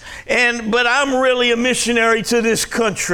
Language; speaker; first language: English; native; English